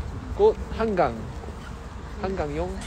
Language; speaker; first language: Korean; non-native, fluent; Chinese